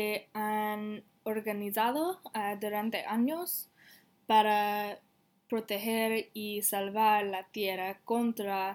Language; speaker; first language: Spanish; non-native, learner; English